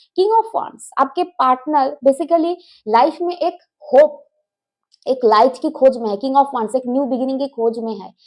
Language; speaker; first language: Hindi; non-native, local second language; Bangla